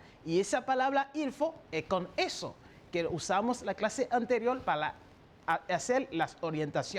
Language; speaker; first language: Spanish; non-native, fluent; French